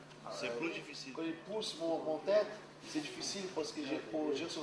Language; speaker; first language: French; non-native, learner; Portuguese